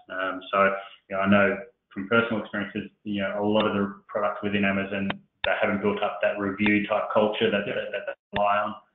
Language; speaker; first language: English; native; English